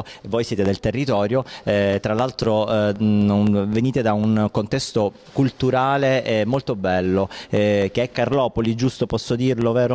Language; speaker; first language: Italian; native; Italian